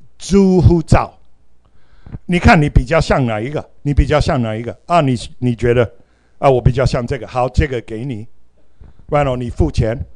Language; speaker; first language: Chinese; non-native, fluent; English